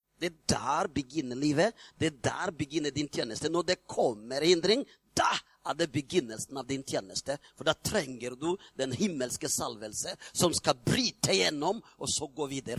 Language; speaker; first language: Swedish; non-native, fluent; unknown